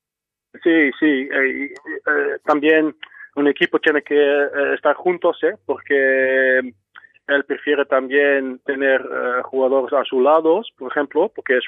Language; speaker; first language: Spanish; non-native, fluent; Dutch